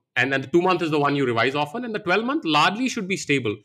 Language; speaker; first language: English; non-native, local second language; Hindi